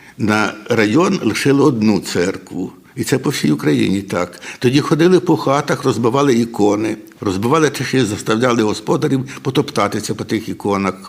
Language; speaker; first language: Ukrainian; native; Ukrainian